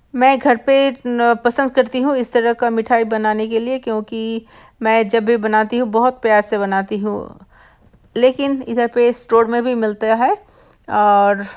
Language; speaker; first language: Hindi; non-native, local second language; Bangla